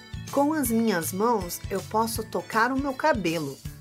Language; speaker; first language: Portuguese; native; Portuguese